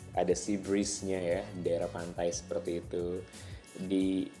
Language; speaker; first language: Indonesian; native; Indonesian